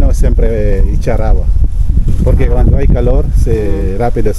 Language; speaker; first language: Spanish; non-native, learner; Filipino